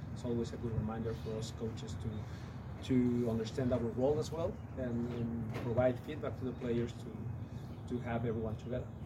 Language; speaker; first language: English; non-native, fluent; Spanish